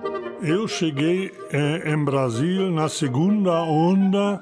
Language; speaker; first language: Portuguese; non-native, fluent; German